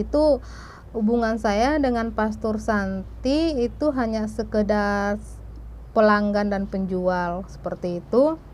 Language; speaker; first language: Indonesian; non-native, local second language; Buginese